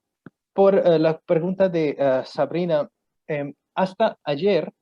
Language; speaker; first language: Spanish; non-native, fluent; Punjabi